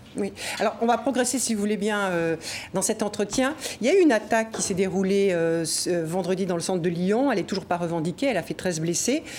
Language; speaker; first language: French; native; French